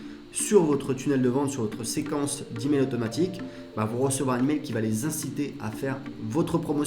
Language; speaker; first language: French; native; French